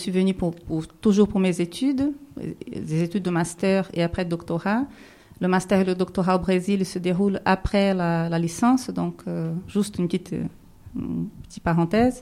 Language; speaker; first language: French; non-native, fluent; Portuguese